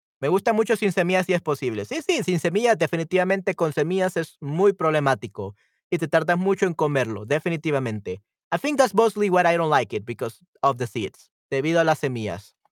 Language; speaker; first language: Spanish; native; Spanish